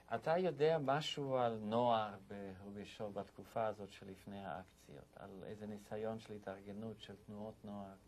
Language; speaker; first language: Hebrew; native; Hebrew